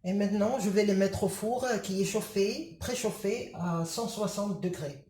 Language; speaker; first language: French; non-native, local second language; Arabic